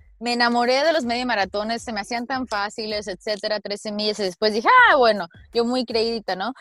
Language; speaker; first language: Spanish; early bilingual, heritage; Spanish